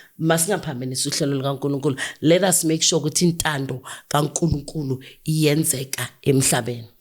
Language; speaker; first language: Zulu; native; Zulu